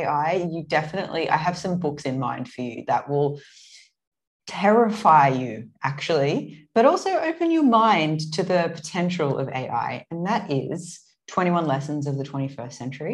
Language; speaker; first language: English; native; English